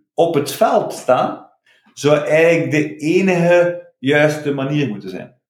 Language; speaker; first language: Dutch; native; Dutch